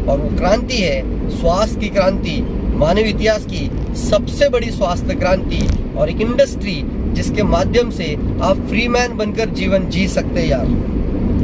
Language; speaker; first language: Hindi; non-native, local second language; Marathi